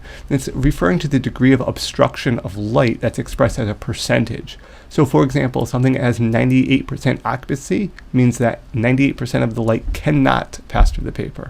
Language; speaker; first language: English; native; English